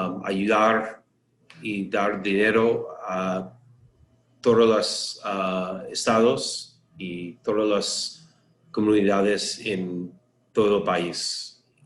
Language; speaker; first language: Spanish; non-native, learner; English